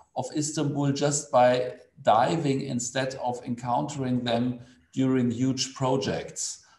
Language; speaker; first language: English; non-native, fluent; German